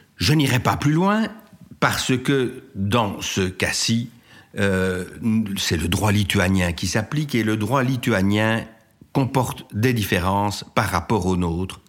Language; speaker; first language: French; native; French